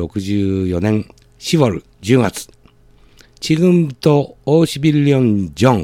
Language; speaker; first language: Korean; non-native, fluent; Japanese